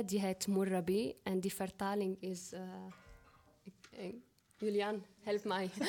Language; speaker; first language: Dutch; non-native, learner; Arabic